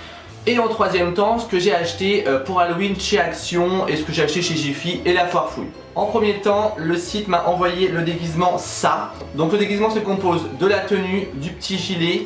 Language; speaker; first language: French; native; French